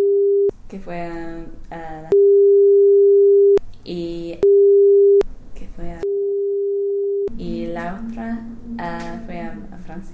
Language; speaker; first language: Spanish; non-native, learner; English